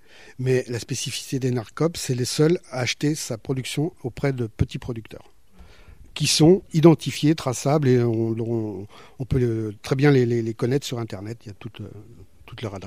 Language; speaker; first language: French; native; French